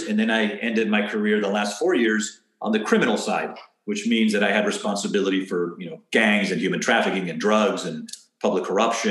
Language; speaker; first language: English; early bilingual, other home language; Spanish